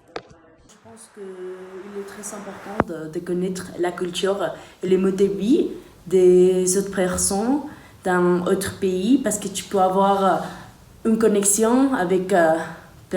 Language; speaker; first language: French; non-native, fluent; Spanish